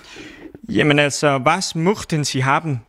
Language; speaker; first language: German; non-native, learner; Danish